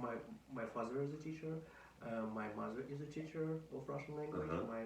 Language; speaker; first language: English; non-native, learner; Russian